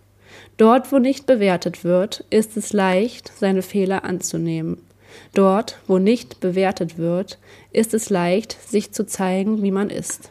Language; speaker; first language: German; native; German